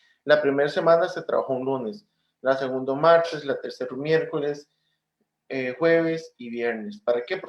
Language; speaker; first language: Spanish; native; Spanish